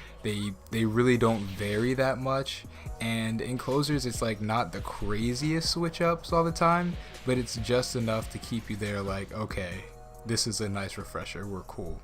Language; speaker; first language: English; native; English